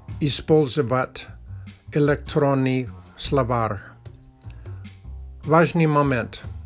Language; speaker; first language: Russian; non-native, learner; Czech